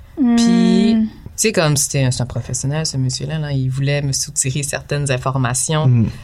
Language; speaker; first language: French; native; French